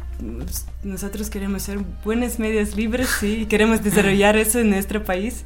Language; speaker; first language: Spanish; non-native, fluent; Russian